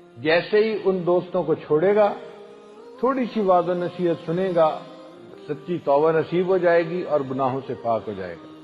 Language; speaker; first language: Urdu; non-native, local second language; Punjabi